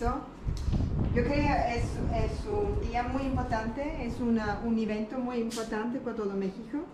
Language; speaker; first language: Spanish; non-native, learner; German